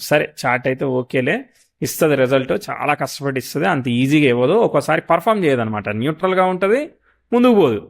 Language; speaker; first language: Telugu; native; Telugu